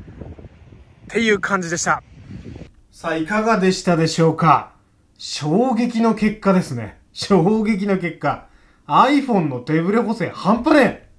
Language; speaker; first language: Japanese; native; Japanese